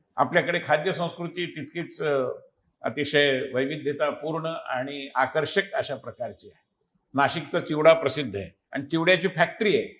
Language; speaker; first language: Marathi; native; Marathi